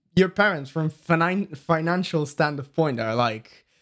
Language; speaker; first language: English; non-native, fluent; Bulgarian